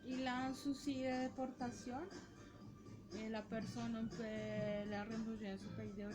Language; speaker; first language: French; non-native, learner; Spanish